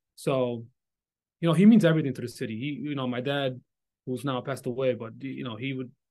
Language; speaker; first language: English; early bilingual, other home language; Italian